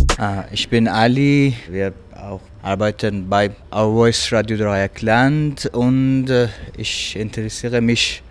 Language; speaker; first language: German; non-native, learner; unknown